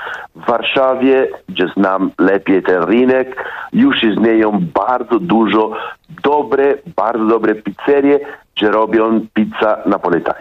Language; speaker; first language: Polish; non-native, fluent; Italian